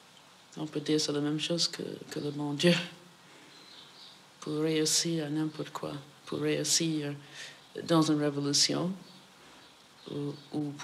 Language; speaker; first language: French; non-native, fluent; English